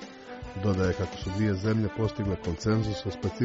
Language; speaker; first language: Croatian; native; Croatian